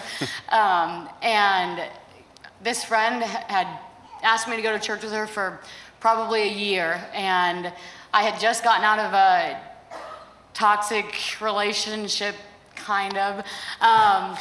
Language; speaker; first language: English; native; English